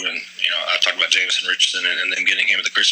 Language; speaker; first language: English; native; English